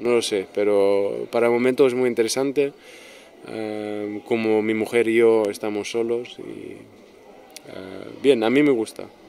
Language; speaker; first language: Spanish; non-native, fluent; German